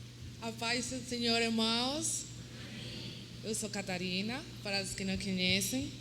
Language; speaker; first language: Portuguese; non-native, learner; Spanish